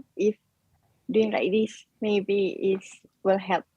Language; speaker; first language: English; non-native, learner; Malay